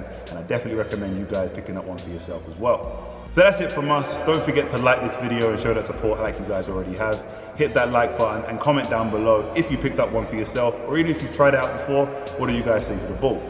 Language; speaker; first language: English; native; English